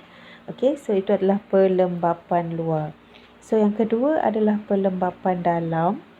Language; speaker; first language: Malay; native; Malay